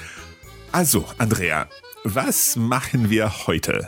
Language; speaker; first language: German; non-native, learner; English